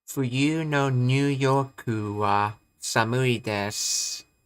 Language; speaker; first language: Japanese; non-native, learner; English